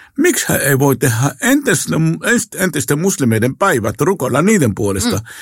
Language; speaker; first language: Finnish; non-native, fluent; Arabic